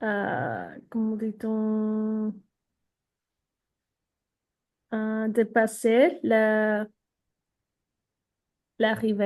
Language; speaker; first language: French; non-native, learner; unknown